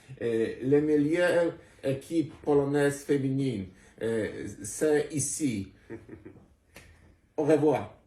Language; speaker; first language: French; non-native, learner; Polish